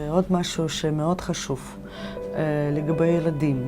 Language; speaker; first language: Hebrew; non-native, fluent; Russian